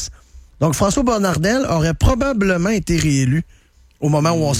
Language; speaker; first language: French; native; French